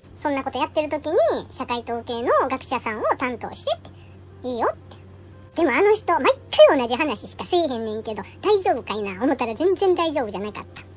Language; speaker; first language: Japanese; native; Japanese